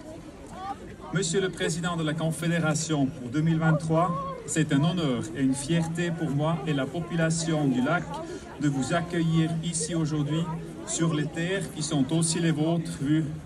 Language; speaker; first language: French; native; French